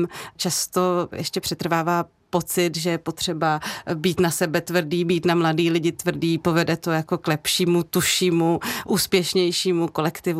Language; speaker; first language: Czech; native; Czech